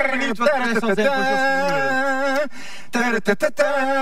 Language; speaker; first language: Dutch; native; Dutch